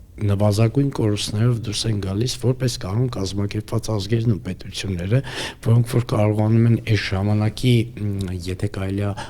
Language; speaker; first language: Armenian; native; Armenian